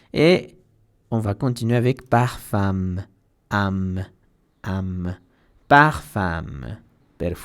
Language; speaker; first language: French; non-native, fluent; Spanish